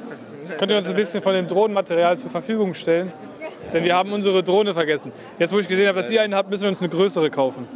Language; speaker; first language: German; native; German